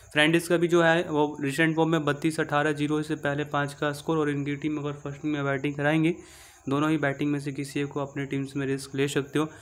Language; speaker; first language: Hindi; native; Hindi